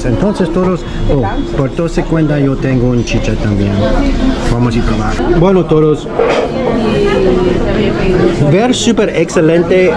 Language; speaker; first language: Spanish; non-native, learner; English